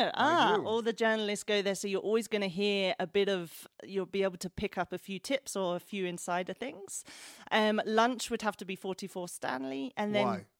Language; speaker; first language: English; native; English